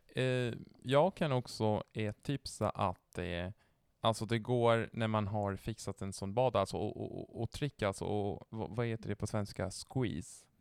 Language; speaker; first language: Swedish; non-native, fluent; Italian